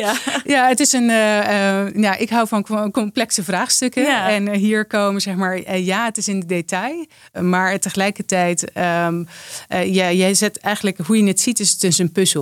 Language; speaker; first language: Dutch; native; Dutch